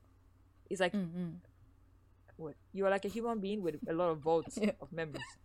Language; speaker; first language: English; non-native, fluent; Japanese